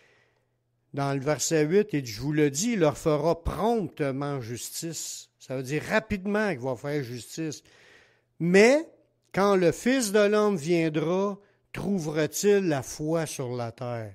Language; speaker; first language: French; native; French